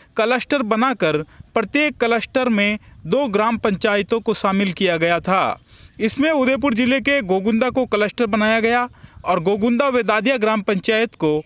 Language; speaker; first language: Hindi; native; Hindi